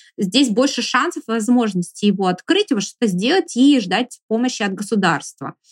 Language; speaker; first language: Russian; native; Russian